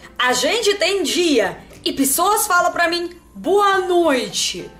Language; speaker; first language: Portuguese; non-native, learner; Russian